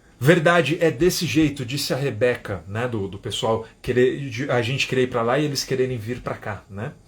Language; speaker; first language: Portuguese; native; Portuguese